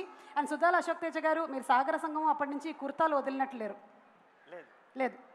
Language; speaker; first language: Telugu; native; Telugu